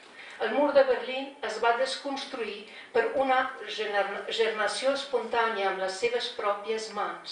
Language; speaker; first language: Catalan; non-native, fluent; Slovenian